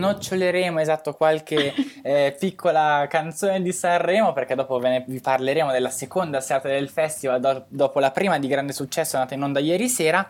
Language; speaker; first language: Italian; native; Italian